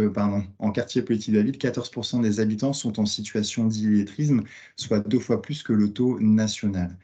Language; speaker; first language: French; native; French